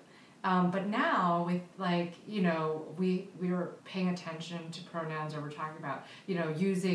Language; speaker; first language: English; early bilingual, other home language; Filipino